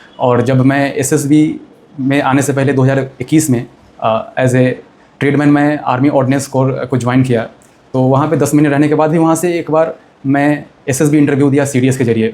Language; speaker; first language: Hindi; native; Hindi